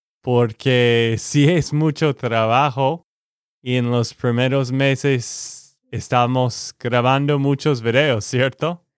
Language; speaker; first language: Spanish; non-native, learner; English